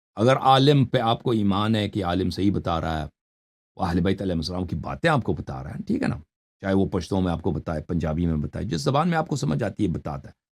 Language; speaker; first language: Urdu; non-native, fluent; Persian